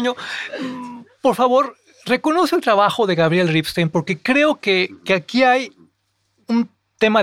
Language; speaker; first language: Spanish; native; Spanish